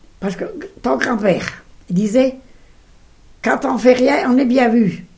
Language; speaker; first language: French; non-native, local second language; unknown